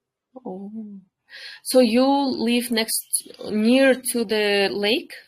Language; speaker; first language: English; non-native, fluent; Kyrgyz